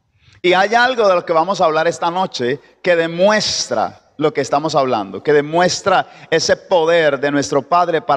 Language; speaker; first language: Spanish; native; Spanish